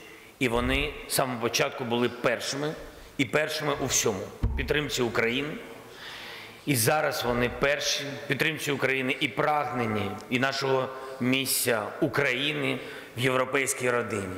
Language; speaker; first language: Ukrainian; non-native, local second language; Russian